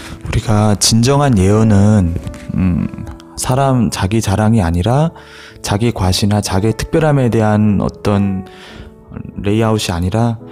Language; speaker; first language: Korean; native; Korean